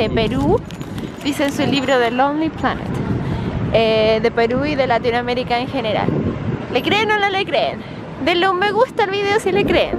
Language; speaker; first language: Spanish; native; Spanish